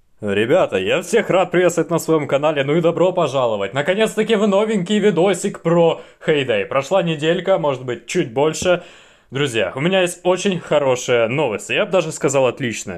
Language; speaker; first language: Russian; native; Russian